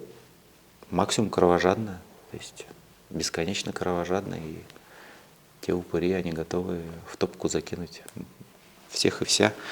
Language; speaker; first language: Russian; native; Russian